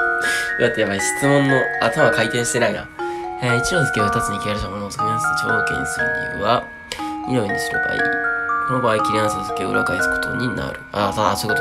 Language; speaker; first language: Japanese; native; Japanese